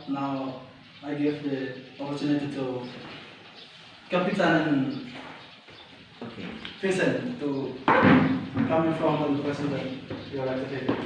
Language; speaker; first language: English; non-native, learner; Indonesian